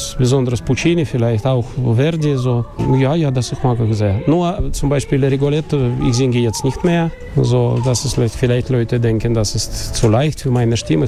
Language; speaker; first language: German; non-native, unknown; Russian